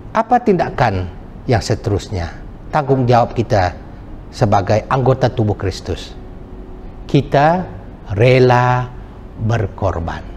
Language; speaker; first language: Malay; non-native, local second language; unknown